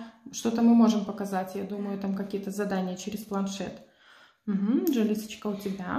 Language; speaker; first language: Russian; native; Russian